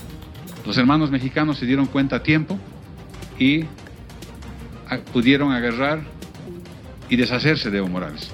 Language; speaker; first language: Spanish; native; Spanish